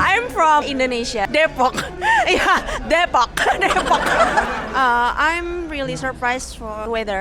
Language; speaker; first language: English; non-native, learner; Indonesian